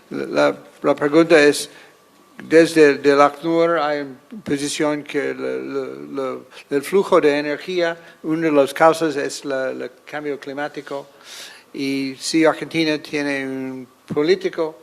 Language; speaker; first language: Spanish; non-native, fluent; English